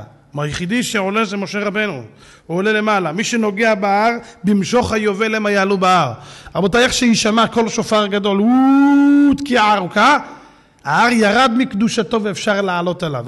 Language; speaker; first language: Hebrew; native; Hebrew